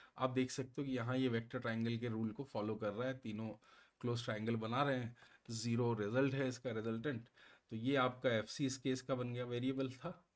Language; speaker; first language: Hindi; native; Hindi